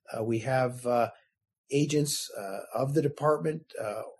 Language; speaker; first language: English; native; English